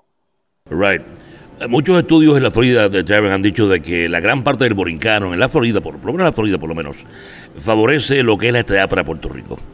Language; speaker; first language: Spanish; native; Spanish